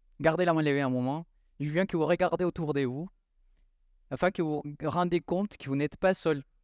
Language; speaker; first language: French; non-native, fluent; Spanish